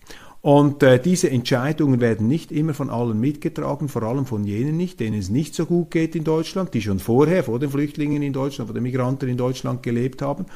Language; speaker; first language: German; native; German